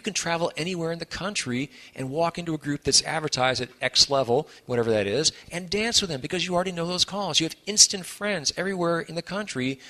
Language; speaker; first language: English; native; English